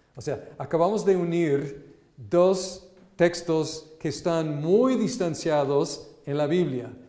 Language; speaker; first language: Spanish; non-native, fluent; English